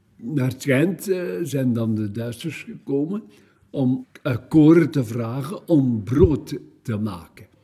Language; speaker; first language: Dutch; native; Dutch